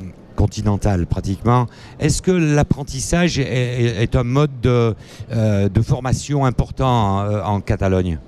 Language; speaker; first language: French; native; French